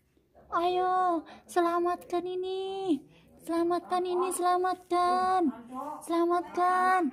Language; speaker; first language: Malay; non-native, local second language; Sundanese